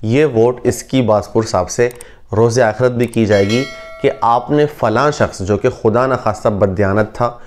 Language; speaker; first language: Urdu; native; Urdu